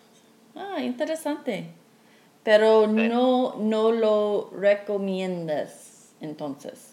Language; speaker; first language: Spanish; non-native, learner; English